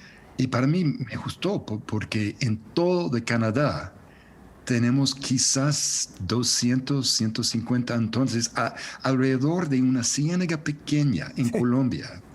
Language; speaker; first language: Spanish; non-native, fluent; English